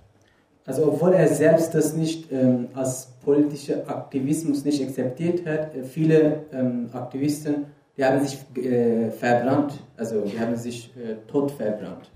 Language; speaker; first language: German; non-native, fluent; Kurdish